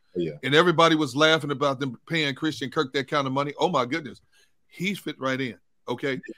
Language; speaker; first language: English; native; English